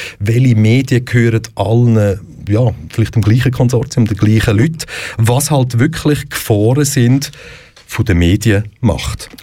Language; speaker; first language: German; native; German